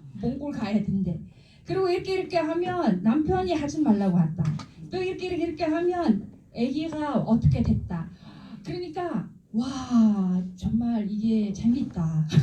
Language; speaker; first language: Korean; non-native, fluent; Mongolian